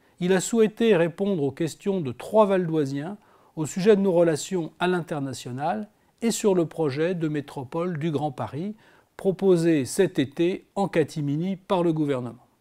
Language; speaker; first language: French; native; French